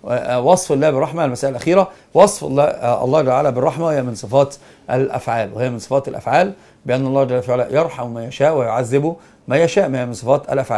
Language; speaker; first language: Arabic; native; Arabic